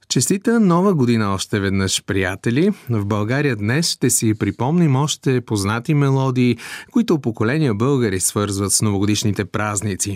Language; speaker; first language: Bulgarian; native; Bulgarian